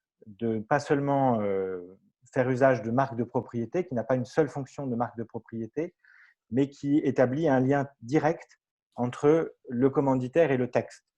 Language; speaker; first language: French; native; French